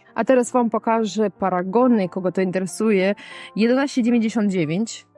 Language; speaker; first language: Polish; non-native, fluent; Kazakh